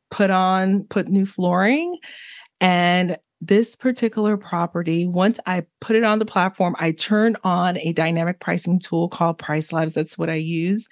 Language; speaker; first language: English; early bilingual, other home language; Haitian Creole